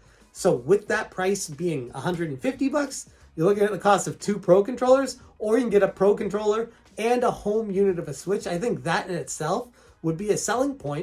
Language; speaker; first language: English; native; English